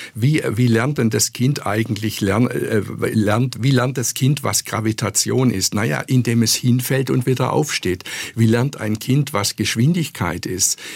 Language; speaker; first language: German; native; German